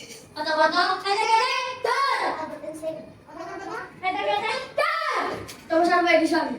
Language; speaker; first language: English; non-native, learner; Indonesian